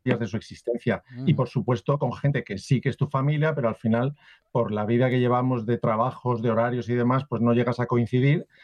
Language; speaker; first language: Spanish; native; Spanish